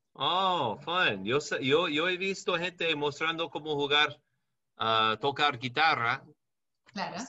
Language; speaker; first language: Spanish; non-native, learner; English